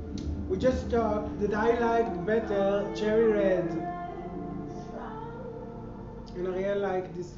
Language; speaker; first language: English; non-native, fluent; Hebrew